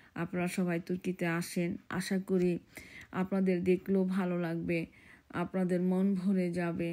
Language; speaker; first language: Bangla; early bilingual, heritage; Bangla